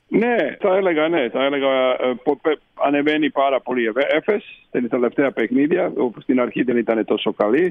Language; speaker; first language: Greek; non-native, fluent; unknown